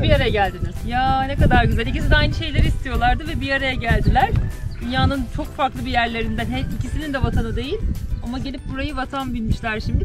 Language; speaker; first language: Turkish; native; Turkish